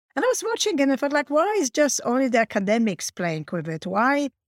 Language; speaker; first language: English; non-native, fluent; Polish